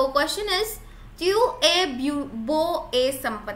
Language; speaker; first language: French; non-native, learner; Hindi